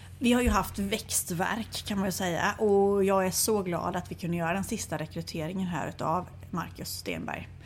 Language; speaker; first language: Swedish; native; Swedish